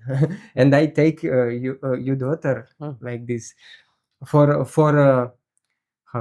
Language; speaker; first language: English; non-native, learner; Russian